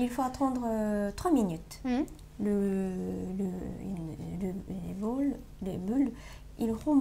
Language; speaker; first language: French; non-native, learner; Japanese